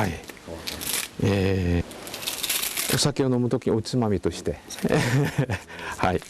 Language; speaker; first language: Japanese; non-native, fluent; Korean